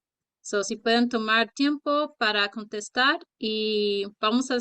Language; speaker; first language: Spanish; early bilingual, heritage; Spanish